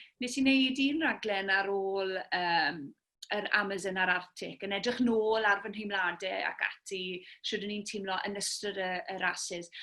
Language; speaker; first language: Welsh; native; Welsh